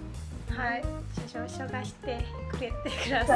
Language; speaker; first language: Japanese; non-native, learner; Burmese